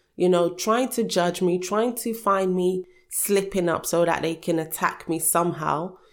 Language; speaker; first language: English; early bilingual, other home language; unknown